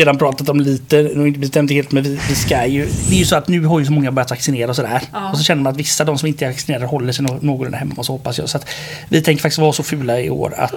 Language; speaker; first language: Swedish; native; Swedish